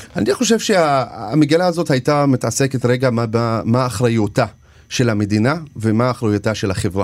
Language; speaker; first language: Hebrew; non-native, local second language; Arabic